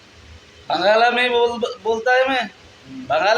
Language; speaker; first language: Hindi; non-native, learner; Bangla